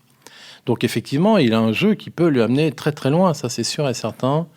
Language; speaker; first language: French; native; French